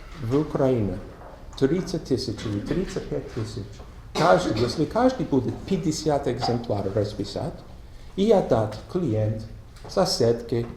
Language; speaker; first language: Russian; non-native, learner; English